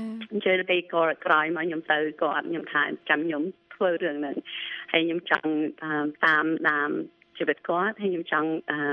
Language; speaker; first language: Khmer; early bilingual, other home language; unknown